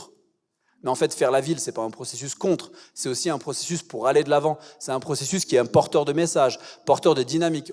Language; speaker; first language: French; native; French